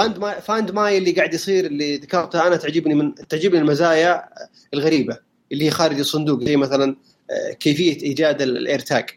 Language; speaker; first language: Arabic; native; Arabic